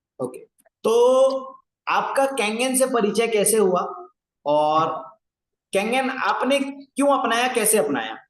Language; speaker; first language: Hindi; native; Hindi